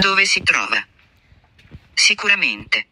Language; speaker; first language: Italian; non-native, learner; French